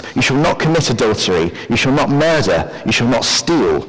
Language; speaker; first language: English; native; English